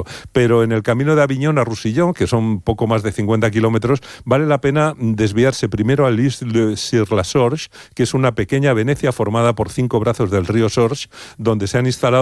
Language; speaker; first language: Spanish; native; Spanish